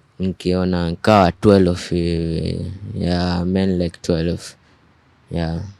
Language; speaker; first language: Swahili; native; Swahili